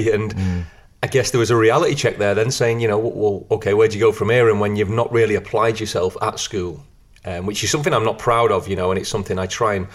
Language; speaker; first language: English; native; English